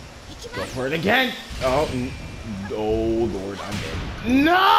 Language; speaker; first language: English; native; English